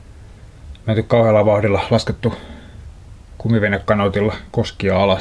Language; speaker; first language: Finnish; native; Finnish